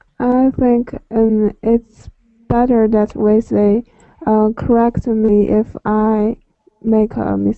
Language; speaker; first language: English; non-native, learner; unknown